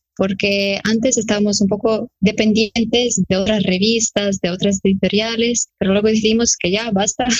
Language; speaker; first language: Spanish; non-native, fluent; Ukrainian